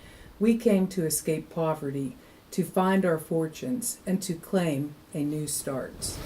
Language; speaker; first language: English; native; English